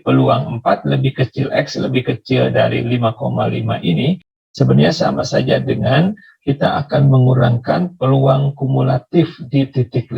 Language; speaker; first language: Indonesian; native; Indonesian